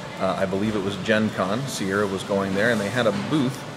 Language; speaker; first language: English; native; English